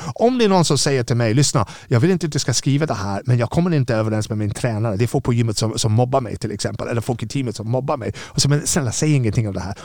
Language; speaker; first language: Swedish; non-native, fluent; English